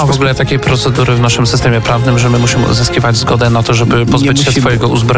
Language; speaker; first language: Polish; native; Polish